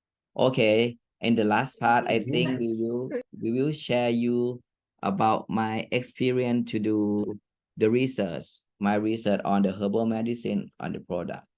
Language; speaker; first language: English; non-native, fluent; Thai